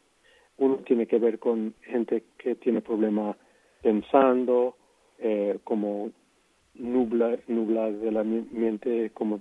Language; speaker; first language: Spanish; non-native, fluent; English